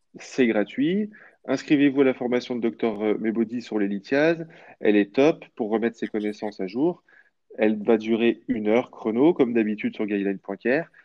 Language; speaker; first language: French; native; French